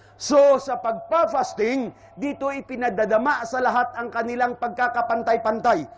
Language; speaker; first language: Filipino; non-native, local second language; Hiligaynon